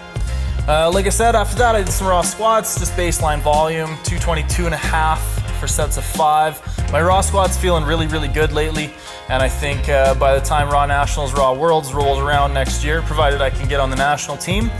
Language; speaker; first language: English; native; English